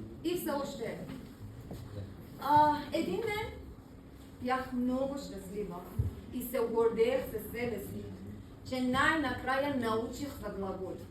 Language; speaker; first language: Bulgarian; non-native, learner; Persian